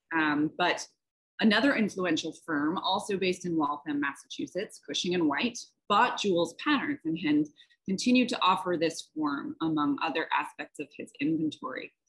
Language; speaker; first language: English; native; English